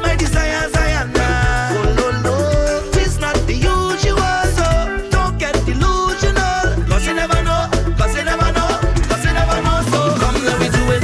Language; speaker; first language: English; non-native, fluent; German